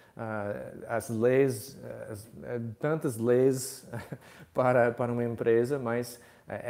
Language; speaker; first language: Portuguese; non-native, fluent; English